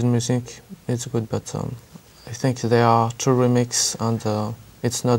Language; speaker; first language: English; non-native, learner; French